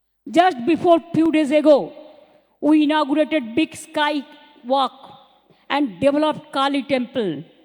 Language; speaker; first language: English; non-native, local second language; Bangla